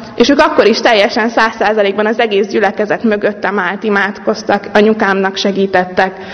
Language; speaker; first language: Hungarian; native; Hungarian